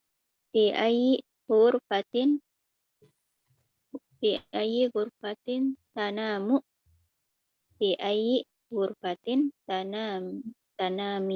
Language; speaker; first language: Arabic; non-native, learner; Indonesian